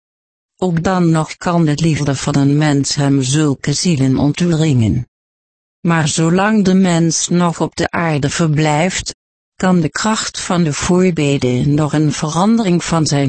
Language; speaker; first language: Dutch; native; Dutch